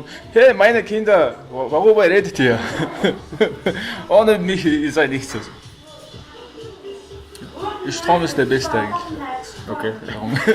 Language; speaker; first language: German; non-native, learner; Mongolian